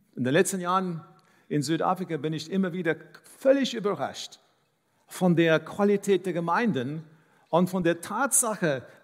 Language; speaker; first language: German; non-native, fluent; English